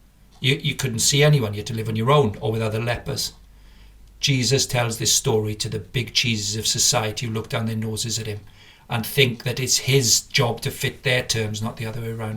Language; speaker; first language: English; native; English